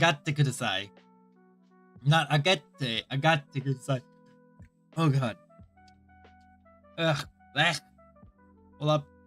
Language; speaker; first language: Japanese; non-native, learner; English